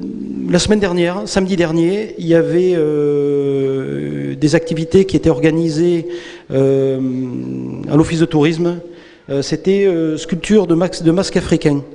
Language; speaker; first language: French; native; French